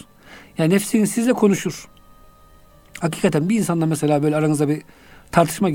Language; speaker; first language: Turkish; native; Turkish